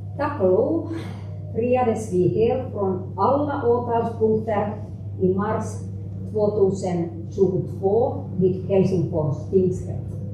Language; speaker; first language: Swedish; non-native, local second language; Finnish